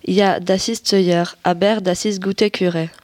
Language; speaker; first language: German; non-native, learner; French